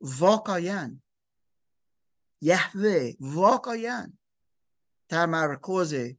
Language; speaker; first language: Persian; non-native, learner; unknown